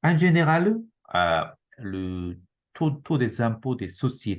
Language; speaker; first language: French; non-native, learner; Japanese